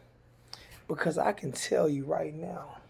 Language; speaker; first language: English; native; English